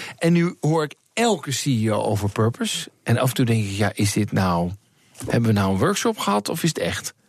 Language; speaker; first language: Dutch; native; Dutch